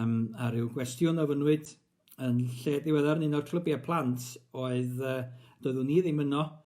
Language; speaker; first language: Welsh; native; Welsh